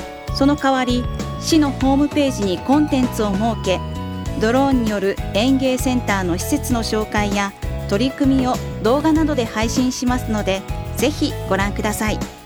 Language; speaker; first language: Japanese; native; Japanese